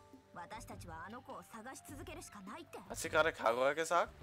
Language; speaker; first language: German; native; German